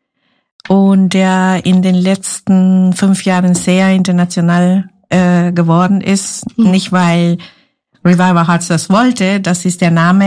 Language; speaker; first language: German; non-native, fluent; Spanish